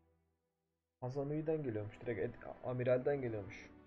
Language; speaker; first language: Turkish; native; Turkish